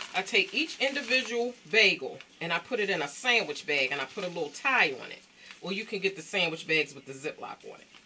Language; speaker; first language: English; native; English